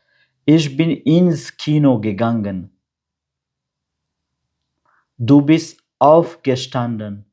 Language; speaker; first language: German; non-native, fluent; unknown